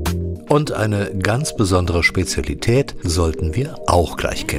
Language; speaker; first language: German; native; German